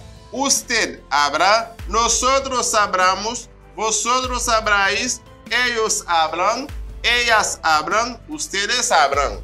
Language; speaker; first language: Spanish; non-native, fluent; Haitian Creole